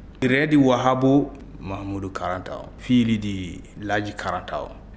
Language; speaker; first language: Italian; non-native, learner; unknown